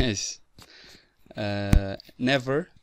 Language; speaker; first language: English; non-native, fluent; Turkish